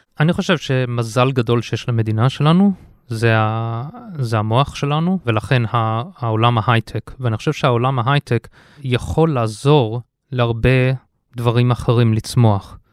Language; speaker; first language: Hebrew; early bilingual, heritage; Hebrew